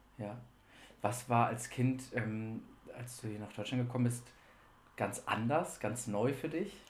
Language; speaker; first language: German; native; German